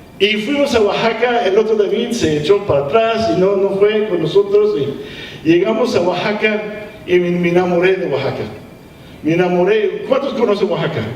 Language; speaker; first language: Spanish; early bilingual, heritage; English